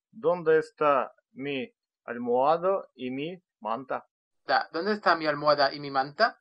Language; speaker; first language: Spanish; non-native, learner; Russian